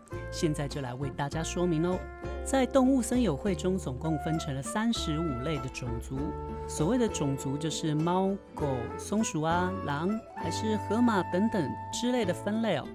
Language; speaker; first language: Chinese; native; Chinese